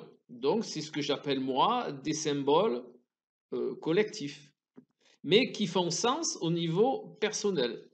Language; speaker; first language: French; native; French